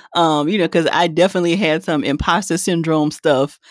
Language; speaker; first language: English; native; English